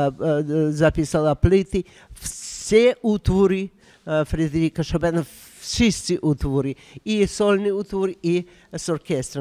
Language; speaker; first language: Polish; non-native, learner; Russian